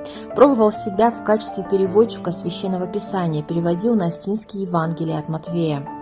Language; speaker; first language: Russian; native; Russian